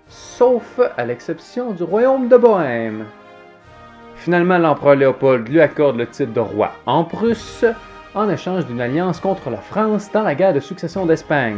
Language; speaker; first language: French; native; French